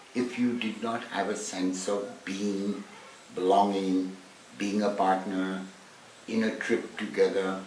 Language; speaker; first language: English; non-native, local second language; Hindi